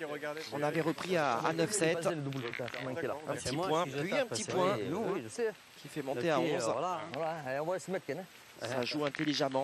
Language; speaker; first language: French; native; French